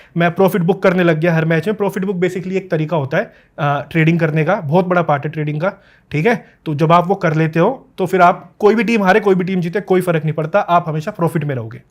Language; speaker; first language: Hindi; native; Hindi